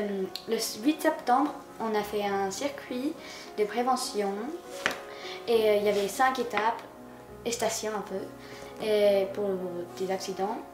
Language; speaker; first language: French; early bilingual, other home language; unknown